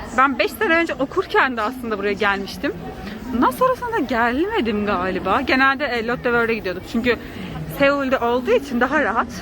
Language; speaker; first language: Turkish; native; Turkish